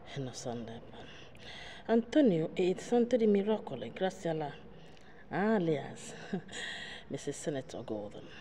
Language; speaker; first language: English; non-native, local second language; Ibibio